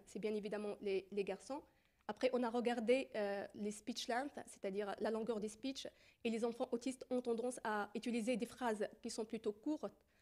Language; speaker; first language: French; non-native, fluent; Arabic